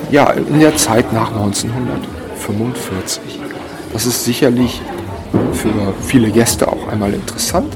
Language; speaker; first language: German; native; German